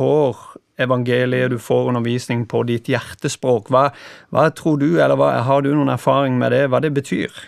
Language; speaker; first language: Norwegian; native; Norwegian